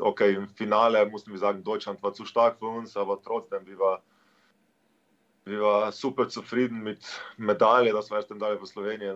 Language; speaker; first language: German; non-native, learner; Slovenian